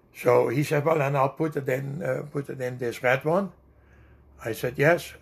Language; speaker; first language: English; non-native, fluent; Dutch